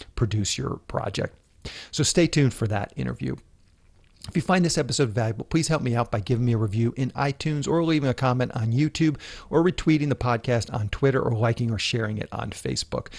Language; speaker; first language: English; native; English